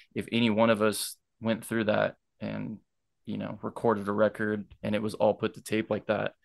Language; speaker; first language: English; native; English